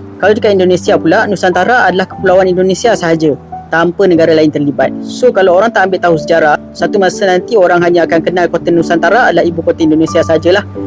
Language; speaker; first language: Malay; native; Malay